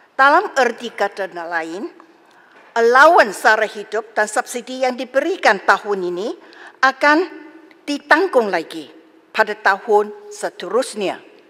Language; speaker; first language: Malay; non-native, local second language; Chinese